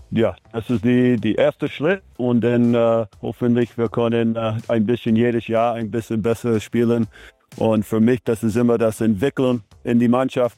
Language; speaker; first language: German; non-native, learner; English